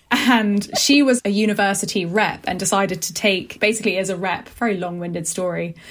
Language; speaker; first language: English; native; English